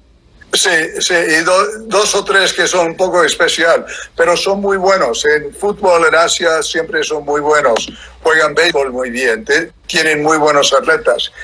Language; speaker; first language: Spanish; non-native, fluent; English